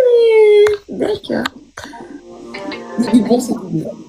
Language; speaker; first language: French; native; French